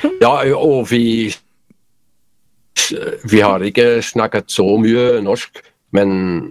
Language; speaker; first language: Norwegian; non-native, fluent; Polish